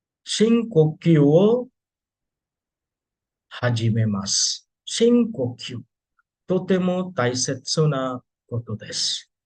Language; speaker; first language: Japanese; non-native, fluent; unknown